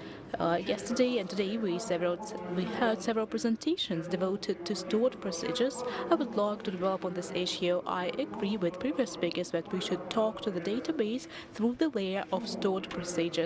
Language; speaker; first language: English; non-native, fluent; Russian